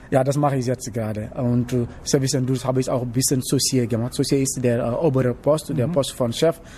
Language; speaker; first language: German; non-native, learner; Wolof